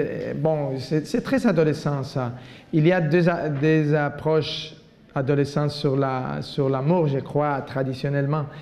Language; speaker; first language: French; non-native, fluent; Spanish